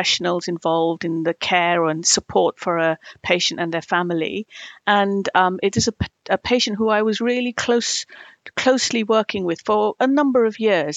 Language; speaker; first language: English; non-native, local second language; Tamil